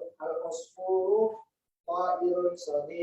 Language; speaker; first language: Arabic; non-native, learner; Indonesian